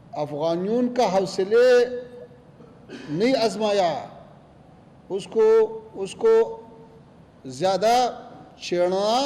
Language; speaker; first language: Hindi; non-native, fluent; Pashto